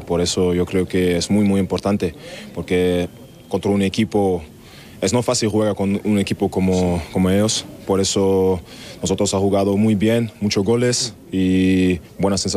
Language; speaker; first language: Spanish; non-native, learner; German